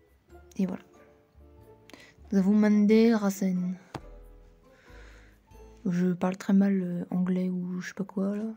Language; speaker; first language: French; native; French